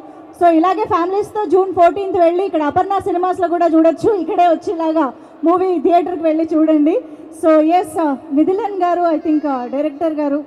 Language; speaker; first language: Telugu; native; Telugu